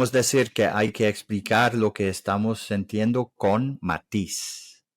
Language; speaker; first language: Spanish; non-native, learner; English